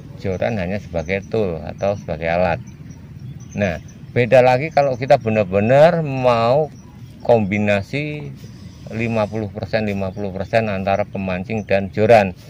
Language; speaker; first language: Indonesian; non-native, local second language; Javanese